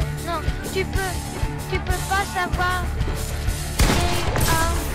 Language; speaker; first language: French; non-native, learner; English